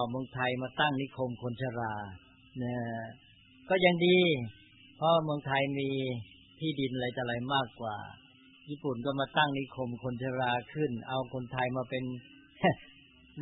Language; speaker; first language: Thai; native; Thai